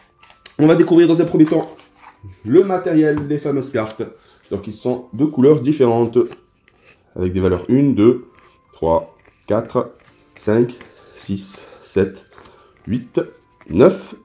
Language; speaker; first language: French; native; French